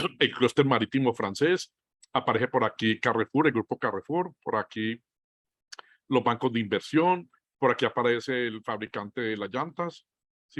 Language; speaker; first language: Spanish; native; Spanish